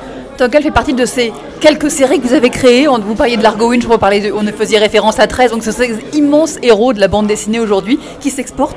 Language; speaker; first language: French; native; French